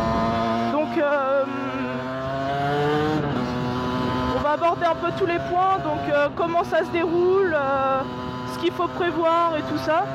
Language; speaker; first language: French; native; French